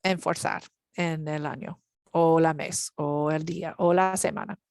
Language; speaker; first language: Spanish; non-native, learner; English